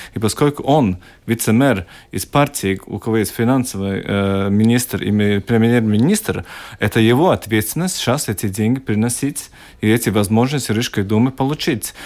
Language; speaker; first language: Russian; non-native, local second language; Latvian